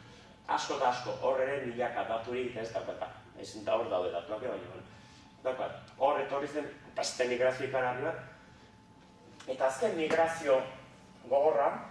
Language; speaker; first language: Basque; native; Basque